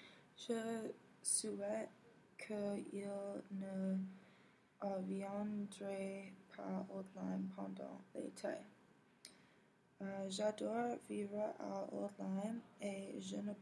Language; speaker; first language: French; non-native, learner; English